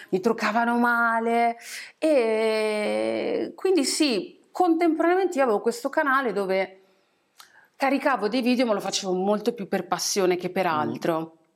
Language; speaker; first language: Italian; early bilingual, other home language; English